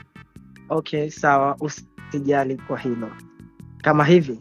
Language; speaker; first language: Swahili; native; Swahili